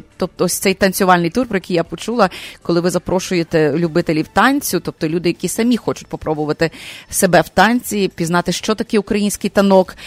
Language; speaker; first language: Ukrainian; native; Ukrainian